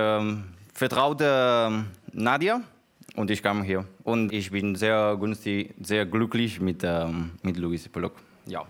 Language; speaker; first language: German; non-native, learner; Spanish